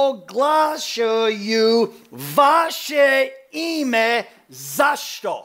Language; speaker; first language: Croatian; early bilingual, heritage; Croatian